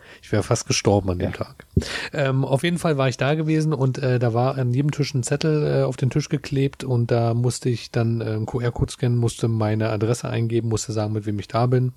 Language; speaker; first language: German; native; German